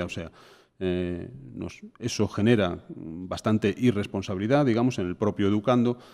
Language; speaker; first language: Spanish; native; Spanish